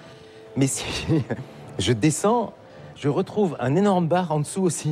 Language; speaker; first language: French; native; French